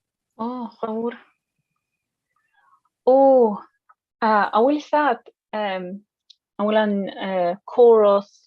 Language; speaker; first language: Irish; non-native, learner; English